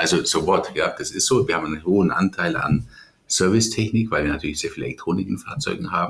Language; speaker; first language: German; native; German